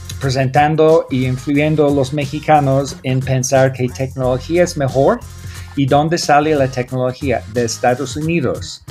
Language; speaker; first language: Spanish; non-native, learner; English